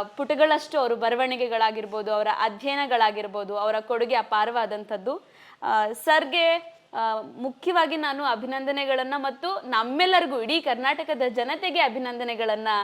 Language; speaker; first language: Kannada; native; Kannada